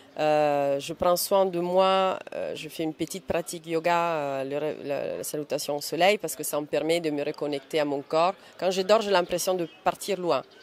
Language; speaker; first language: French; non-native, fluent; Italian